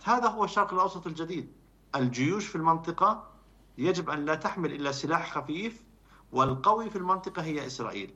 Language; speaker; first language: Arabic; native; Arabic